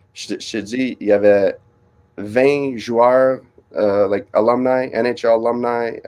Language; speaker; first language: French; non-native, fluent; English